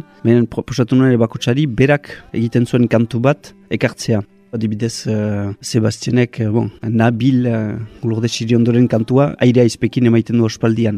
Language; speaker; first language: Basque; native; Basque